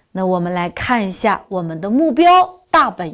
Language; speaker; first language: Chinese; non-native, local second language; Uyghur